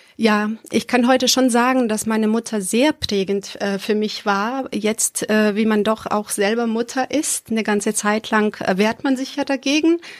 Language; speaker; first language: German; early bilingual, other home language; Serbian